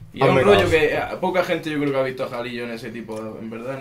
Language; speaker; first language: Spanish; native; Spanish